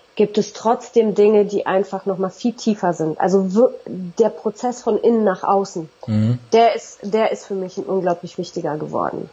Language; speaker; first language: German; native; German